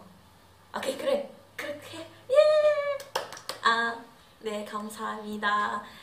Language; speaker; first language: Korean; non-native, learner; Malay